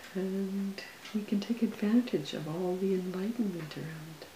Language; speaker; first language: English; native; English